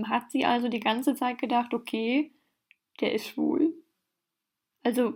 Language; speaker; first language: German; native; German